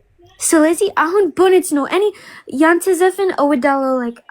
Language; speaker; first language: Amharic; early bilingual, heritage; Amharic